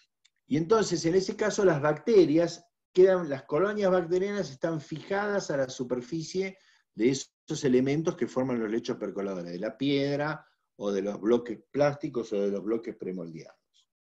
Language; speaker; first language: Spanish; native; Spanish